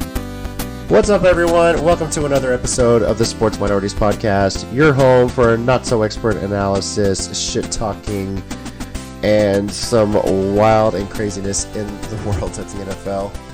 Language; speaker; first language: English; native; English